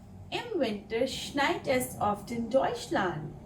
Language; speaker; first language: German; non-native, fluent; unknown